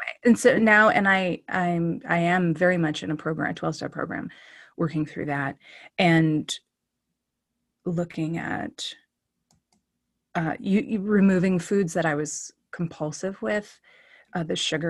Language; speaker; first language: English; native; English